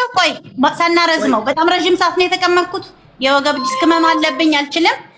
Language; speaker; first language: Amharic; native; Amharic